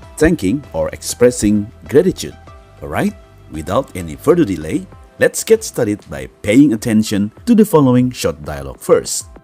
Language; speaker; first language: English; non-native, fluent; Indonesian